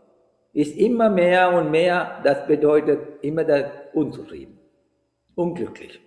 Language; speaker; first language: German; non-native, fluent; Sinhala